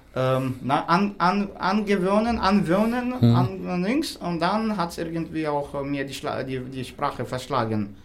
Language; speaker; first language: German; non-native, fluent; Russian